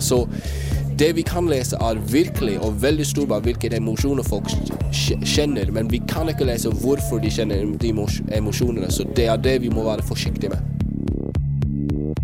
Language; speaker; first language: Norwegian; non-native, fluent; English